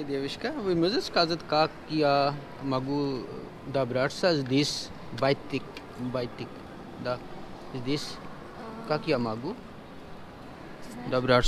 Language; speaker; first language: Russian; non-native, learner; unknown